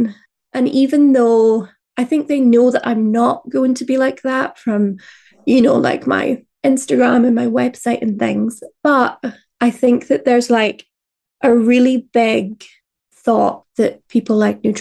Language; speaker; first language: English; native; English